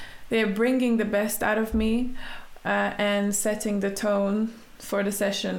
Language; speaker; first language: English; non-native, fluent; Latvian